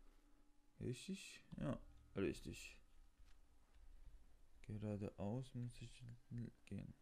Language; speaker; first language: German; non-native, learner; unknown